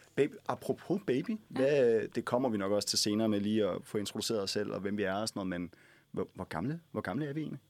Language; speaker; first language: Danish; native; Danish